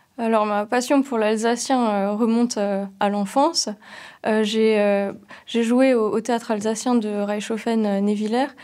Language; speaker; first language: French; non-native, local second language; Swiss German